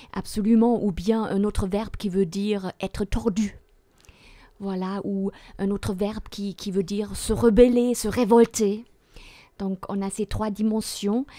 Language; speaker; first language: French; non-native, fluent; German